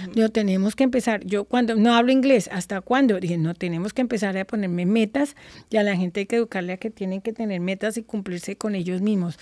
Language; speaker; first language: Spanish; native; Spanish